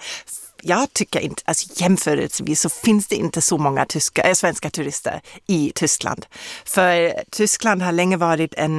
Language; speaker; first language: Swedish; non-native, fluent; German